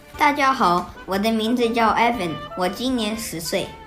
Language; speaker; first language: Chinese; early bilingual, heritage; Chinese